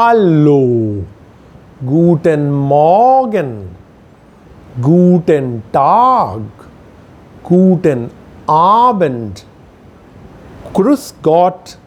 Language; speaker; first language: German; non-native, fluent; Hindi